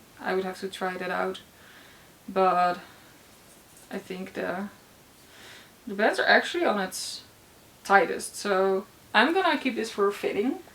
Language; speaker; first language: English; non-native, fluent; Dutch